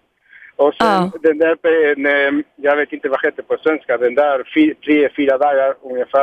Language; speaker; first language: Swedish; non-native, learner; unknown